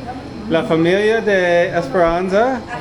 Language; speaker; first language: Spanish; non-native, learner; English